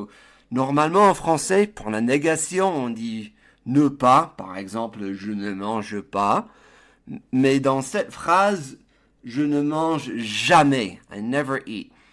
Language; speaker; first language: French; non-native, fluent; English